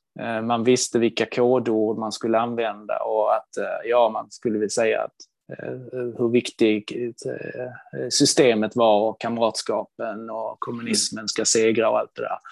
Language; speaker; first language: Swedish; early bilingual, other home language; Hebrew